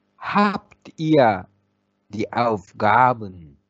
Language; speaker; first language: German; non-native, fluent; Arabic